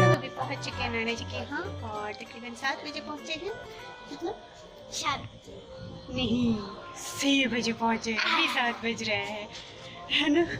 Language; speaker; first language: Hindi; native; Hindi